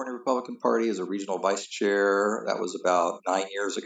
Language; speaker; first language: English; native; English